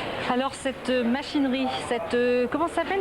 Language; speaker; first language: French; native; French